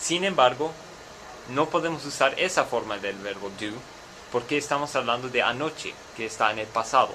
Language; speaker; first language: Spanish; non-native, fluent; English